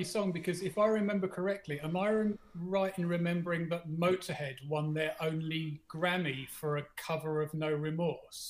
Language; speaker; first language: English; native; English